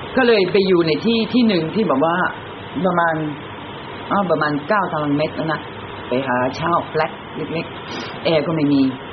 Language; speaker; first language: Thai; non-native, fluent; French